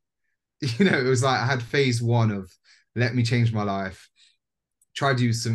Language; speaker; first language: English; native; English